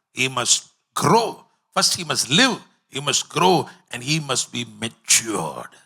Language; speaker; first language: English; non-native, local second language; Tamil